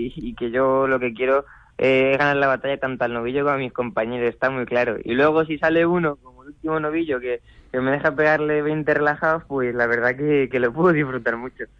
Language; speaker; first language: Spanish; native; Spanish